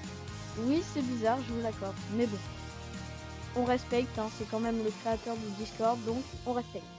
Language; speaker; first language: French; native; French